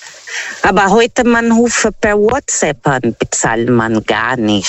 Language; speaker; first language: German; non-native, fluent; Portuguese